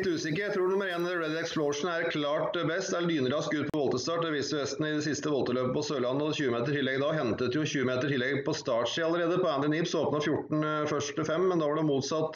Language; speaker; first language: Norwegian; native; Norwegian